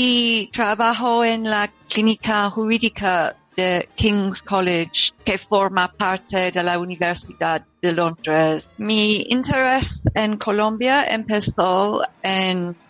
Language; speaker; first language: Spanish; non-native, learner; English